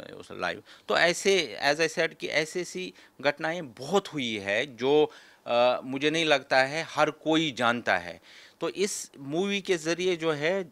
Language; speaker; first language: Hindi; non-native, local second language; Kashmiri